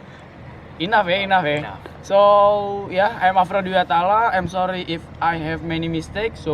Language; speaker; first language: English; non-native, learner; Indonesian